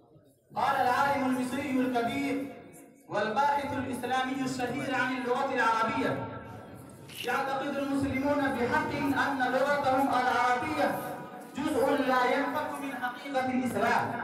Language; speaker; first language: Arabic; non-native, fluent; Urdu